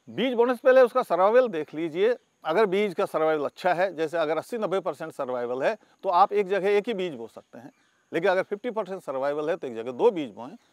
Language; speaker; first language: Hindi; native; Hindi